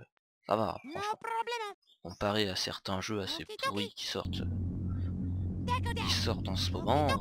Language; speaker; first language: French; native; French